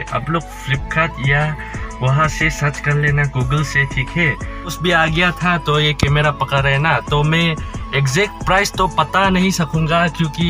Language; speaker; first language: Hindi; non-native, learner; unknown